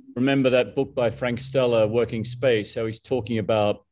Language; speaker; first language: English; native; English